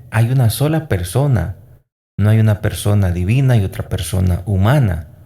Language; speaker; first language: Spanish; native; Spanish